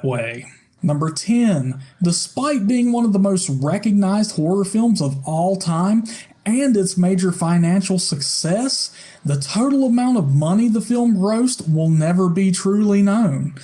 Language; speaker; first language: English; native; English